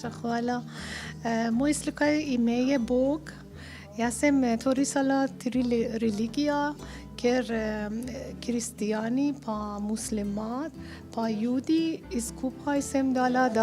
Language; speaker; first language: Slovenian; non-native, learner; Persian